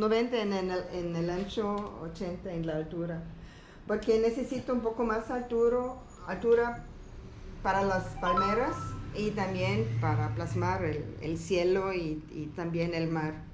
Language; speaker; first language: Spanish; non-native, learner; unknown